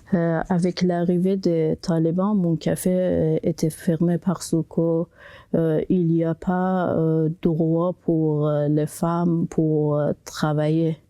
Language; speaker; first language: French; non-native, local second language; Persian